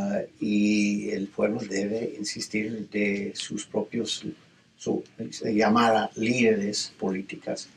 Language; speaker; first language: Spanish; non-native, fluent; English